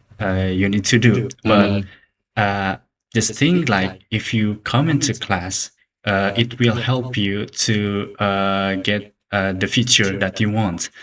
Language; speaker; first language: English; non-native, learner; Indonesian